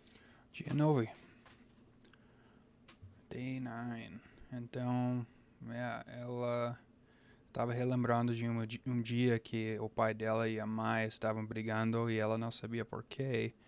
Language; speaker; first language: Portuguese; non-native, fluent; English